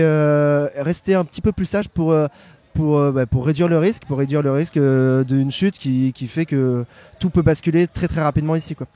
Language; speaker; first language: French; native; French